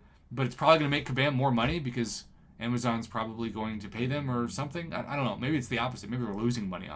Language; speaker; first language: English; native; English